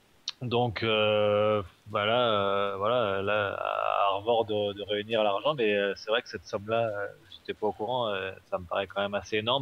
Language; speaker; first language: French; native; French